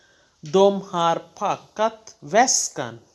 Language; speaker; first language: Swedish; non-native, fluent; Hindi